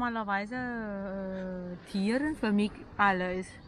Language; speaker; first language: German; non-native, learner; Thai